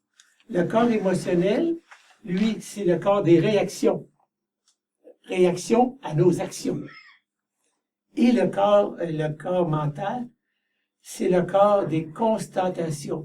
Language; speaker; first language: French; native; French